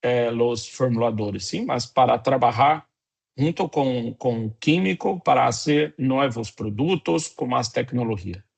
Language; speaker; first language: Portuguese; non-native, fluent; Spanish